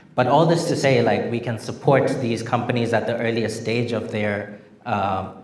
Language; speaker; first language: English; non-native, local second language; Shona